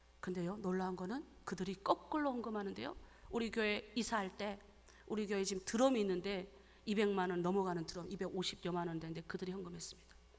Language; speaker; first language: Korean; native; Korean